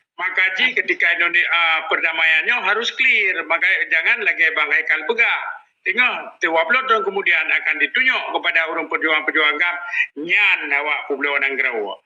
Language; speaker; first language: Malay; non-native, local second language; Achinese